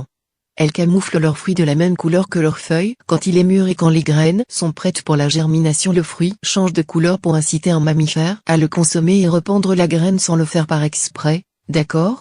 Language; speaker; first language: French; native; French